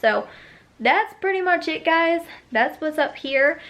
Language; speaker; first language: English; native; English